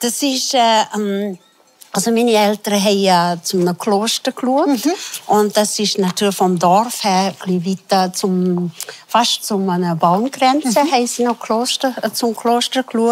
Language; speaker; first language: German; non-native, fluent; Tibetan